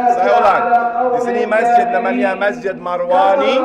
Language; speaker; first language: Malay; non-native, learner; Arabic